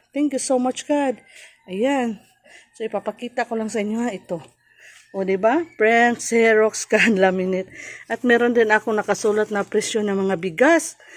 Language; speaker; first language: Filipino; non-native, local second language; Cebuano